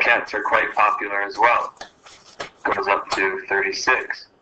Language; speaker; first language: English; native; English